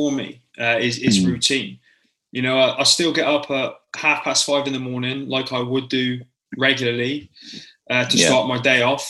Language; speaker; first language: English; native; English